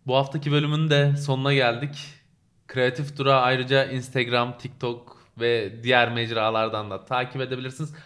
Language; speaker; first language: Turkish; native; Turkish